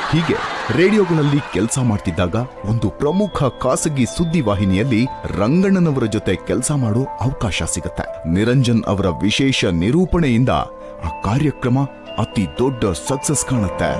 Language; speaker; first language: Kannada; native; Kannada